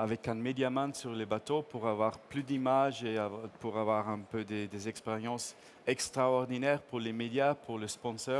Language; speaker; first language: French; non-native, fluent; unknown